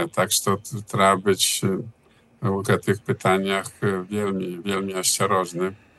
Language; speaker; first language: Belarusian; early bilingual, heritage; Belarusian